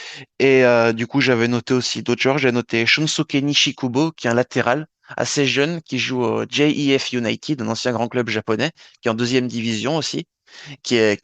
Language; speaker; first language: French; native; French